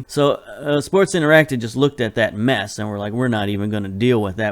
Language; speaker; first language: English; native; English